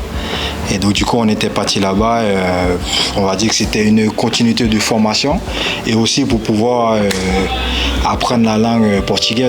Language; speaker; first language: French; non-native, local second language; Haitian Creole